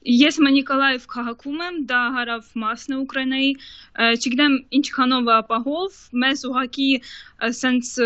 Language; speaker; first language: Armenian; early bilingual, heritage; Armenian